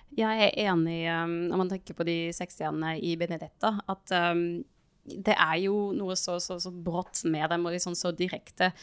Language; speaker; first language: Norwegian; non-native, fluent; French